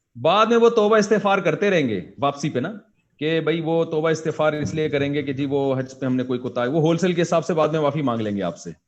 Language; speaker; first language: Urdu; native; Urdu